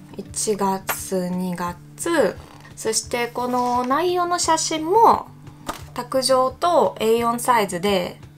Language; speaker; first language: Japanese; non-native, fluent; Russian